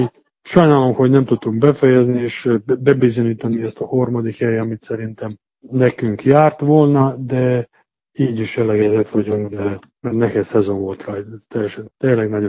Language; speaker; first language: Hungarian; non-native, fluent; Serbian